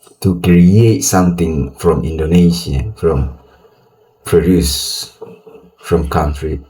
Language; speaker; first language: English; non-native, learner; Indonesian